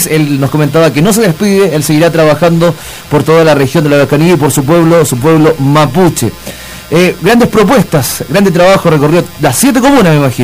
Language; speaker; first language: Spanish; native; Spanish